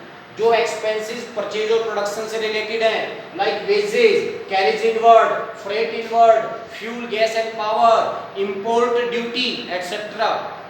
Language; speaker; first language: English; non-native, local second language; Hindi